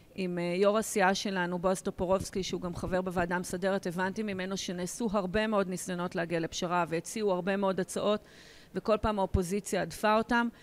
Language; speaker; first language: Hebrew; native; Hebrew